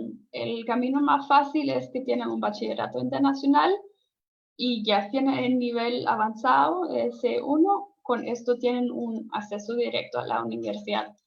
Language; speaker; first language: Spanish; non-native, fluent; German